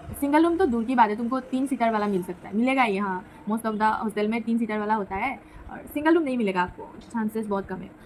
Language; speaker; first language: Hindi; non-native, local second language; Assamese